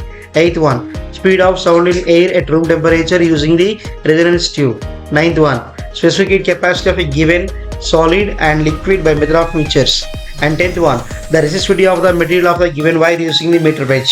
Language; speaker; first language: English; non-native, local second language; Telugu